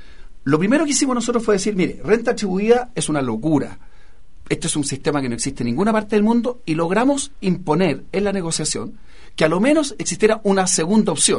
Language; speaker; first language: Spanish; native; Spanish